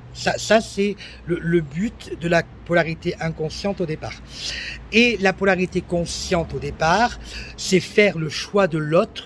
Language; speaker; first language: French; native; French